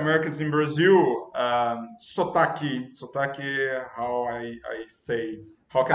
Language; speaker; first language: English; non-native, learner; Portuguese